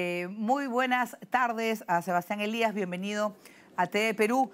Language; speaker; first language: Spanish; native; Spanish